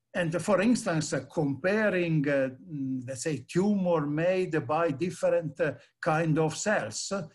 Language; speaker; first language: English; non-native, fluent; Italian